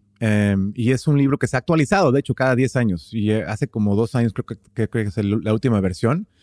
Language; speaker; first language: Spanish; early bilingual, heritage; Spanish